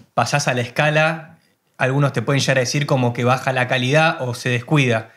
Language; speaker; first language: Spanish; native; Spanish